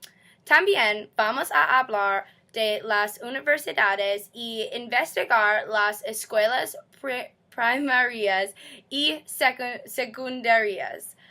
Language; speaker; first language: Spanish; non-native, learner; English